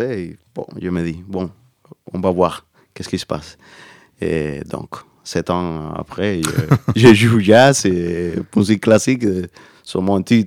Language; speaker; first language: French; non-native, learner; Spanish